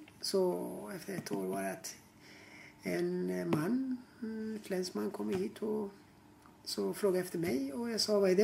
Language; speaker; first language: Swedish; non-native, fluent; Persian